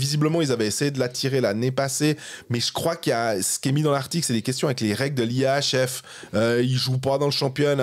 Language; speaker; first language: French; native; French